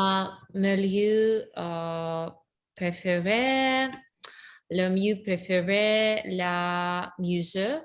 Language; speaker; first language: French; non-native, learner; Russian